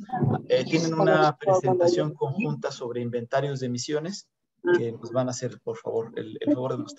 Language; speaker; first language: Spanish; native; Spanish